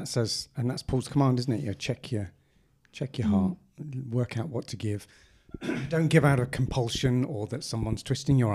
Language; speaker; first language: English; native; English